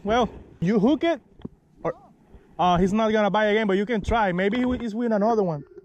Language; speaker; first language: English; non-native, local second language; Spanish